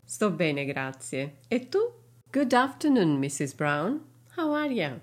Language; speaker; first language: English; non-native, fluent; Italian